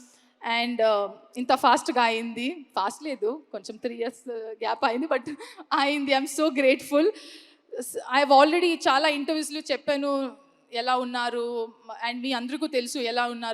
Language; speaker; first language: Telugu; non-native, learner; Kannada